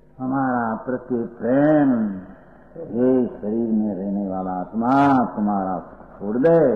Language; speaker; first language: Hindi; non-native, local second language; Gujarati